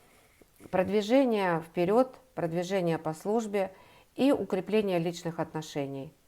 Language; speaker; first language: Russian; native; Russian